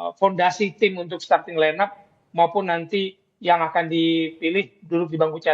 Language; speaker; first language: Indonesian; native; Indonesian